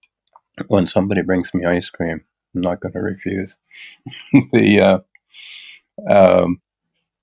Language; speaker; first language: English; native; English